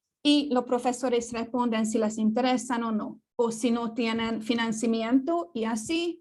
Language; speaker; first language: Spanish; non-native, fluent; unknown